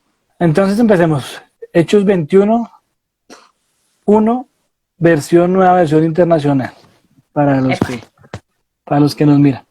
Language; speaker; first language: Spanish; native; Spanish